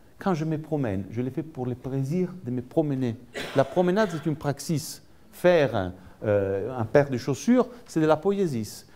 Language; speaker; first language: French; non-native, fluent; Italian